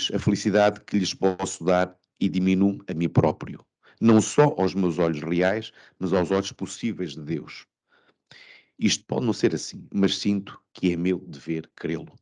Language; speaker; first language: Portuguese; native; Portuguese